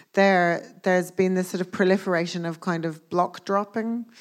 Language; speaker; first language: English; native; English